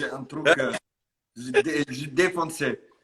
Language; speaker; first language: French; non-native, fluent; Italian